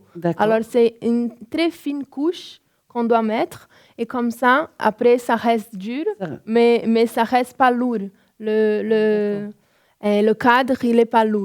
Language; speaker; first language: French; non-native, fluent; Portuguese